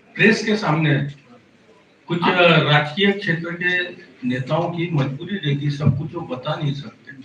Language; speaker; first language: Hindi; non-native, local second language; Marathi